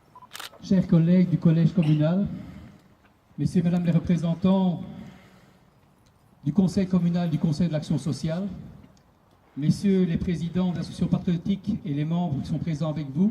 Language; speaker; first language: French; native; French